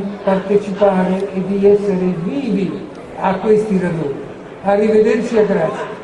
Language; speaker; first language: Italian; native; Italian